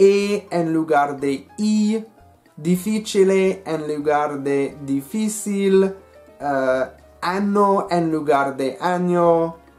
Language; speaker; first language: Spanish; non-native, learner; English